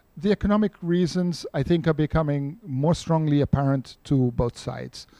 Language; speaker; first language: English; non-native, fluent; Portuguese